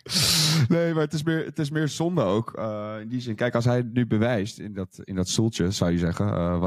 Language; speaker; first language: Dutch; native; Dutch